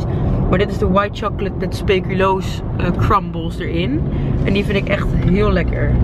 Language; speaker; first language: Dutch; native; Dutch